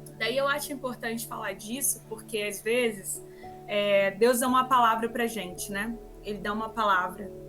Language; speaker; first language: Portuguese; native; Portuguese